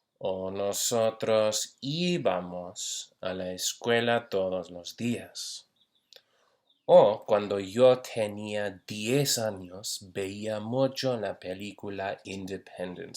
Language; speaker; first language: Spanish; non-native, fluent; English